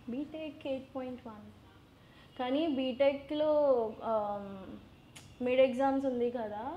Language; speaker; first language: Telugu; non-native, learner; Gujarati